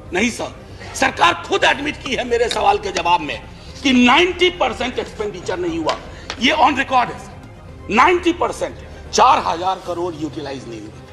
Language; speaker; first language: Hindi; native; Hindi